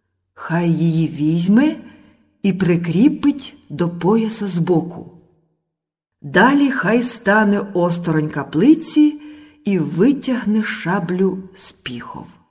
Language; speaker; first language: Ukrainian; native; Ukrainian